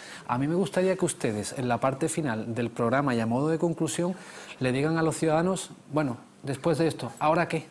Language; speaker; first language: Spanish; native; Spanish